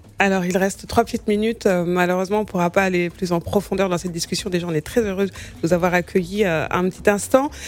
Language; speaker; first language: French; native; French